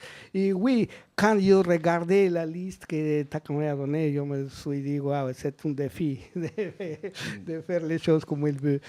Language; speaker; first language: French; non-native, learner; Spanish